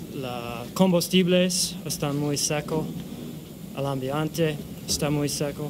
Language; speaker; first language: Spanish; non-native, learner; English